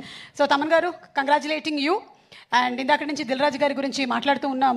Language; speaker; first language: Telugu; native; Telugu